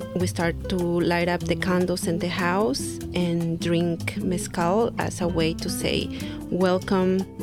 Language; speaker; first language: English; non-native, fluent; Spanish